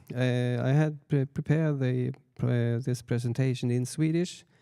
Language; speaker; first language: English; non-native, fluent; Swedish